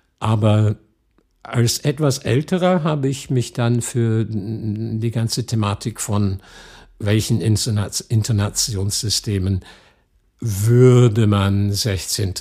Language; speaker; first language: German; non-native, fluent; English